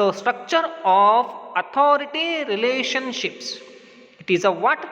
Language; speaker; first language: English; non-native, local second language; Kannada